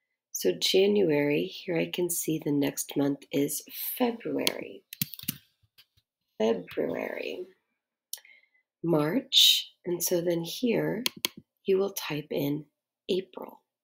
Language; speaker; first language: English; native; English